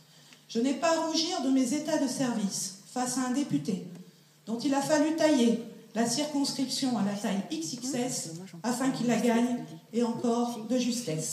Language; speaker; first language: French; native; French